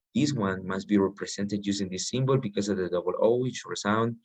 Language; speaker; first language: English; non-native, fluent; Spanish